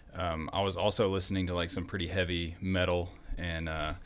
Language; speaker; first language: English; native; English